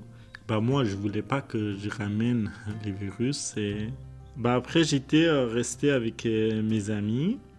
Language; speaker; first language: French; non-native, learner; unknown